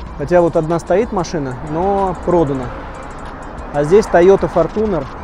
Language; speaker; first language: Russian; native; Russian